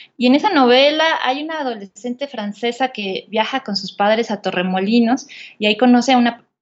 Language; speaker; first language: Spanish; native; Spanish